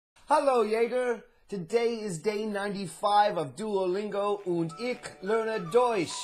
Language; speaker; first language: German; non-native, learner; English